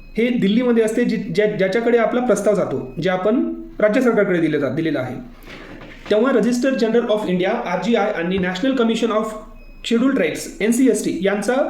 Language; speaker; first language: Marathi; non-native, local second language; Lambadi